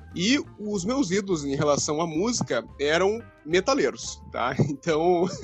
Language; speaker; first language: Portuguese; native; Portuguese